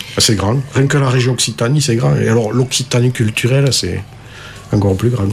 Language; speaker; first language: French; native; French